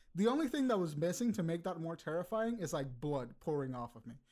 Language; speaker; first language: English; early bilingual, other home language; Spanish